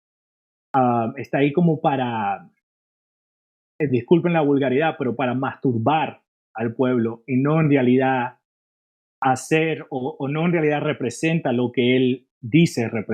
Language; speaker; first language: Spanish; early bilingual, heritage; Spanish